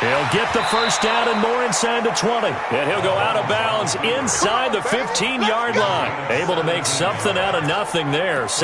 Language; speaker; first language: English; native; English